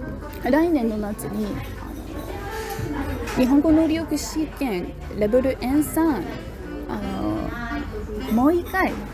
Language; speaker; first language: Japanese; non-native, learner; English